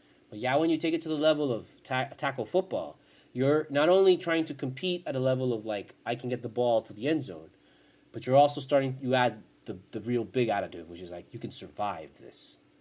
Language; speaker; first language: English; early bilingual, other home language; Spanish